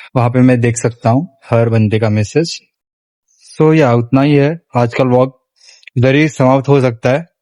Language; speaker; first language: Hindi; non-native, local second language; Marathi